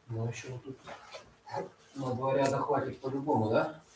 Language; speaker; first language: Russian; native; Russian